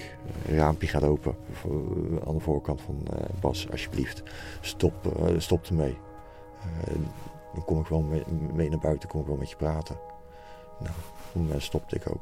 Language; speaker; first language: Dutch; native; Dutch